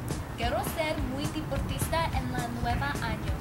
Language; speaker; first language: Spanish; non-native, learner; English